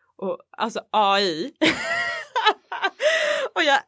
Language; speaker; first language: Swedish; early bilingual, other home language; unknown